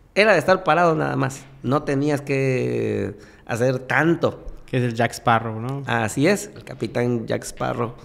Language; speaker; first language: Spanish; native; Spanish